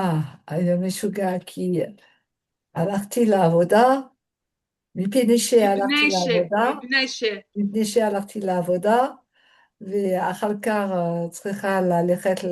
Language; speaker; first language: Hebrew; non-native, learner; French